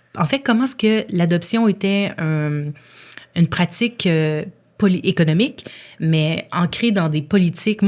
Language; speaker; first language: French; native; French